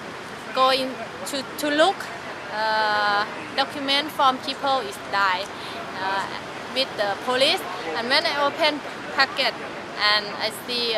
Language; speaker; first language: English; non-native, learner; Thai